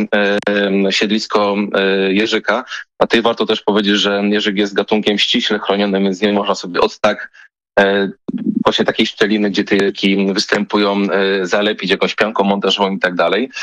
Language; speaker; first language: Polish; native; Polish